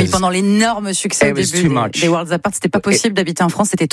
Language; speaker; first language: French; native; French